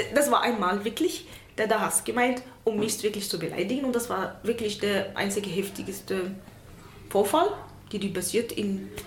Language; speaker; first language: German; non-native, fluent; Arabic